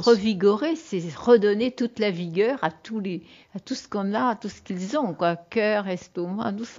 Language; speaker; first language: French; native; French